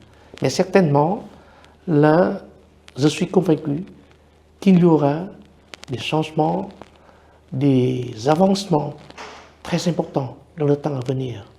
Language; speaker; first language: French; non-native, fluent; Vietnamese